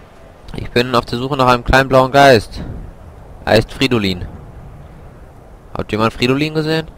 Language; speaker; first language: German; native; German